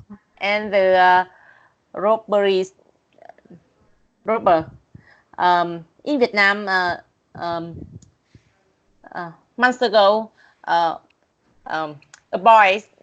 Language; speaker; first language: English; non-native, learner; Vietnamese